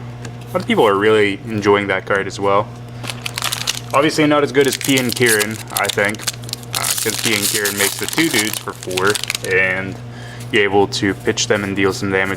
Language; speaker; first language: English; native; English